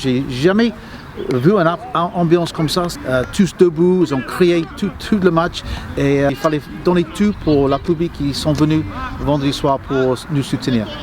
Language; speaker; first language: French; non-native, fluent; English